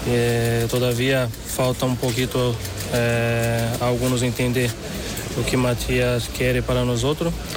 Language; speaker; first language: Spanish; non-native, fluent; Portuguese